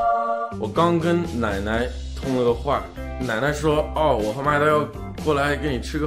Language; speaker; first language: Chinese; early bilingual, other home language; English